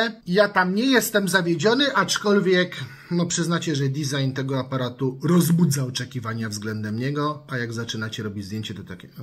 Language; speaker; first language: Polish; native; Polish